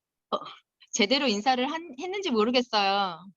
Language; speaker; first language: Korean; native; Korean